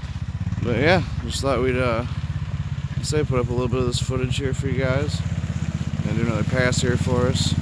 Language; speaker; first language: English; native; English